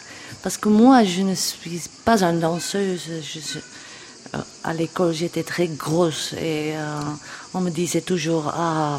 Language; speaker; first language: French; non-native, local second language; Dutch